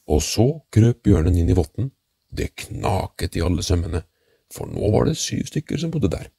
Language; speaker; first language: Norwegian; native; Norwegian